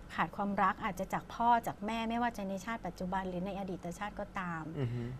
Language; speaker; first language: Thai; native; Thai